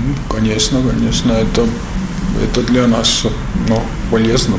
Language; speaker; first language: Russian; non-native, learner; Estonian